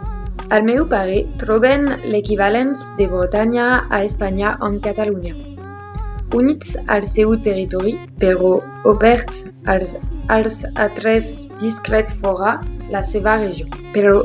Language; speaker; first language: Catalan; non-native, learner; French